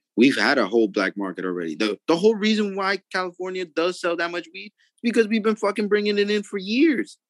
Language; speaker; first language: English; early bilingual, other home language; Spanish